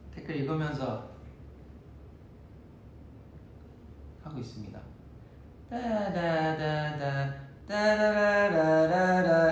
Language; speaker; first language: Korean; early bilingual, heritage; Korean